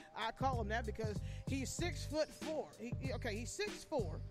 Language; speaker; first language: English; native; English